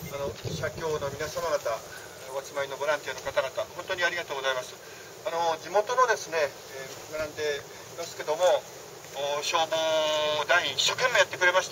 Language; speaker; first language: Japanese; native; Japanese